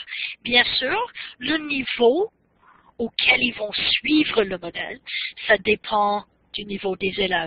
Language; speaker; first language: French; non-native, fluent; English